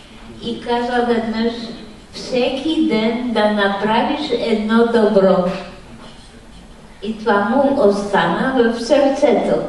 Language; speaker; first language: Bulgarian; non-native, fluent; Polish